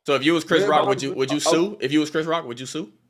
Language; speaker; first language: English; native; English